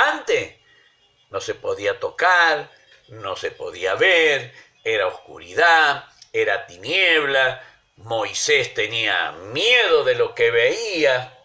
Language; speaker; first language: Spanish; native; Spanish